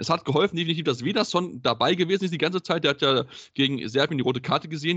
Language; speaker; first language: German; native; German